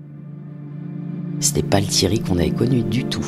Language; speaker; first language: French; native; French